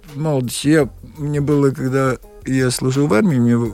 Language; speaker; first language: Russian; non-native, learner; Latvian